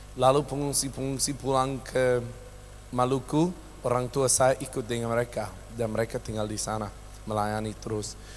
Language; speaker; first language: Indonesian; non-native, local second language; English